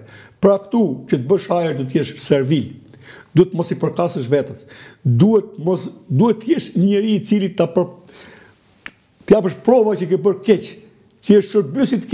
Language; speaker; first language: Albanian; native; Albanian